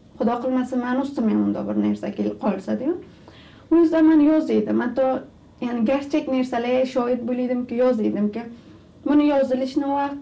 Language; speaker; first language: Turkish; non-native, learner; Uzbek